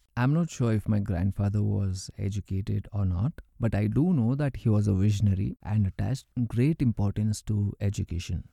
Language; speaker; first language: English; non-native, local second language; Urdu